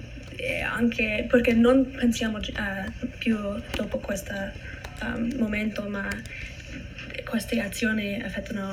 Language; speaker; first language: Italian; non-native, learner; English